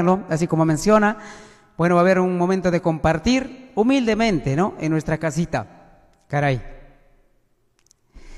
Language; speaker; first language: Spanish; native; Spanish